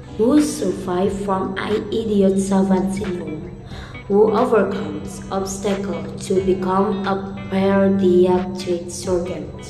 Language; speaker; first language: English; non-native, learner; Indonesian